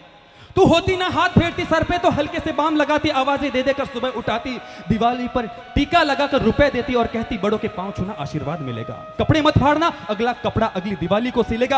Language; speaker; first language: Hindi; native; Hindi